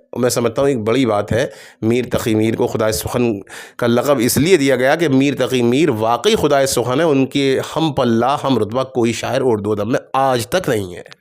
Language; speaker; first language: Urdu; native; Urdu